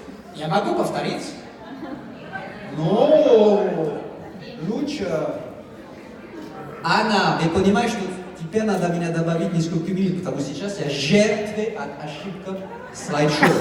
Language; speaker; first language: Russian; non-native, learner; French